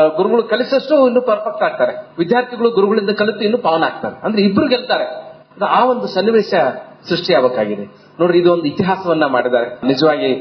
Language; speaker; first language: Kannada; native; Kannada